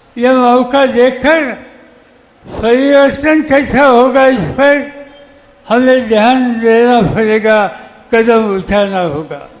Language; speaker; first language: Hindi; non-native, local second language; Marathi